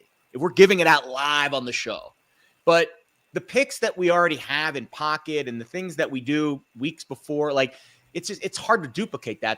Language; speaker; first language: English; native; English